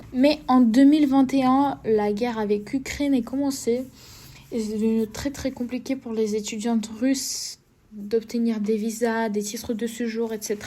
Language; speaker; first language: French; non-native, fluent; Russian